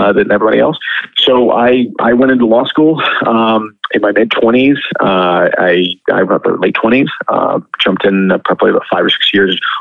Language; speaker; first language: English; native; English